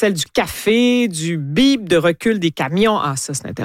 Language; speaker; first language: French; native; French